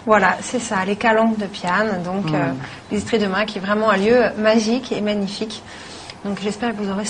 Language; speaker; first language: French; native; French